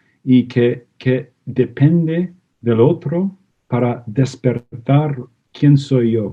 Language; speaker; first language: Spanish; non-native, fluent; English